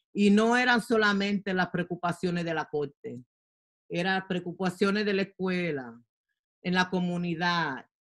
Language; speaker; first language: Spanish; early bilingual, heritage; Spanish